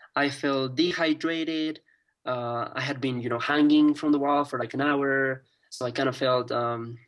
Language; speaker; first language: English; non-native, fluent; Spanish